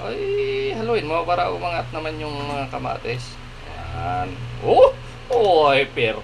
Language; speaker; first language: Filipino; non-native, local second language; Hiligaynon